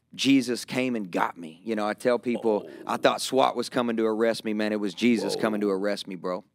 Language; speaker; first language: English; native; English